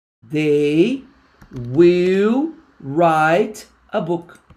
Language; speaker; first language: English; non-native, fluent; Portuguese